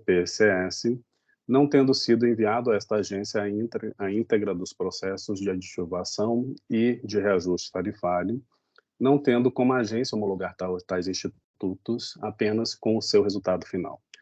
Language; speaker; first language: Portuguese; native; Portuguese